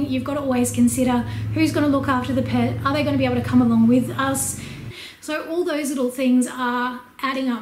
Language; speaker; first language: English; native; English